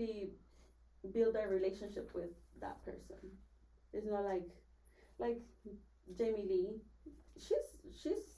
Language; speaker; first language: English; non-native, fluent; Spanish